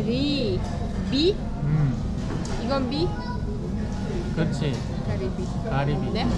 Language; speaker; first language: Korean; non-native, learner; Uzbek